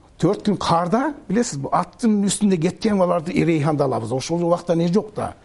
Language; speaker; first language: Kyrgyz; early bilingual, heritage; Kyrgyz